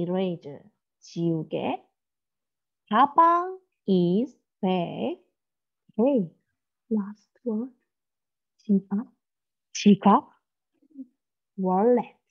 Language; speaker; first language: English; non-native, learner; Korean